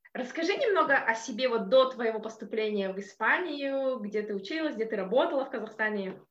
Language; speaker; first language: Russian; native; Russian